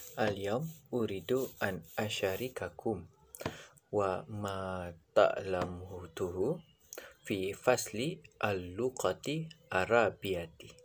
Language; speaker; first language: Arabic; non-native, learner; Malay